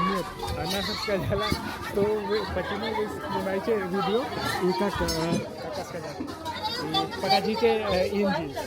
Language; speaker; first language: Russian; non-native, learner; Hindi